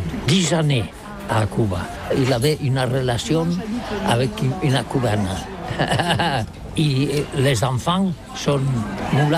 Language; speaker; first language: French; non-native, local second language; Catalan